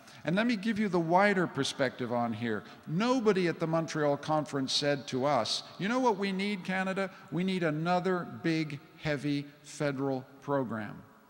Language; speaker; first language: English; native; English